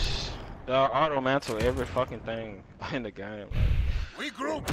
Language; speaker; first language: English; native; English